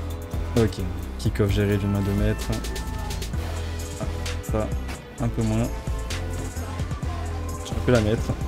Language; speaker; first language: French; native; French